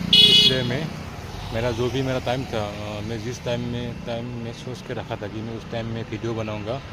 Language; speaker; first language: Hindi; non-native, local second language; Assamese